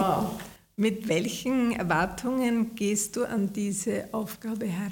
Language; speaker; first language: German; native; German